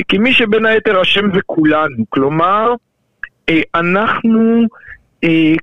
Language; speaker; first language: Hebrew; native; Hebrew